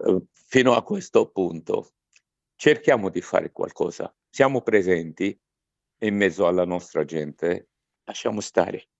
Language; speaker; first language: Italian; non-native, fluent; Arabic